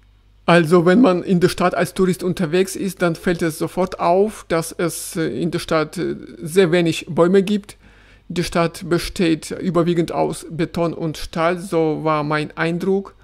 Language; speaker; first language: German; non-native, fluent; Russian